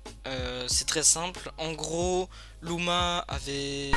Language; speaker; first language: French; native; French